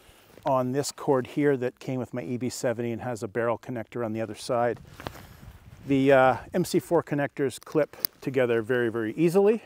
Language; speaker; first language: English; native; English